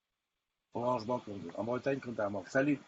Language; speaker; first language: French; native; French